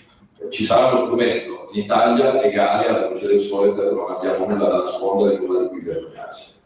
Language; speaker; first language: Italian; native; Italian